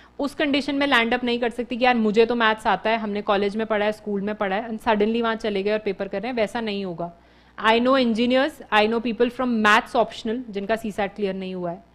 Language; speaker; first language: Hindi; native; Hindi